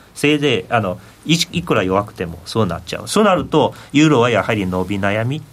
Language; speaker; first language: Japanese; non-native, fluent; Chinese